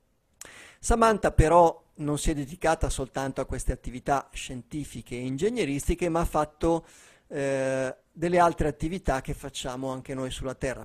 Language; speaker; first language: Italian; native; Italian